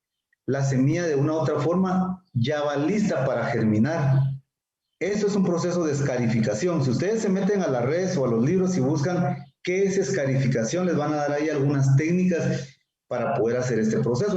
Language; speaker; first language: Spanish; native; Spanish